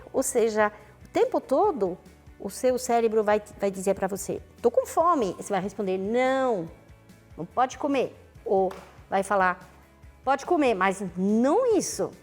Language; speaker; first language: Portuguese; non-native, fluent; French